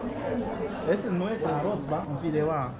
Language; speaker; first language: Spanish; non-native, learner; Korean